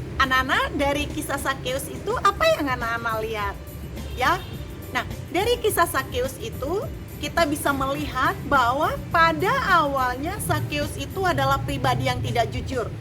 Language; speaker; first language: Indonesian; native; Indonesian